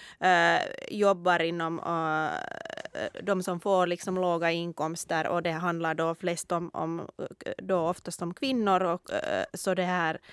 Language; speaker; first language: Swedish; non-native, local second language; Finnish